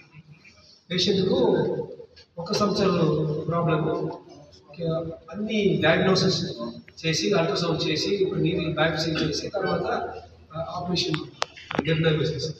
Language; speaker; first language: Telugu; non-native, learner; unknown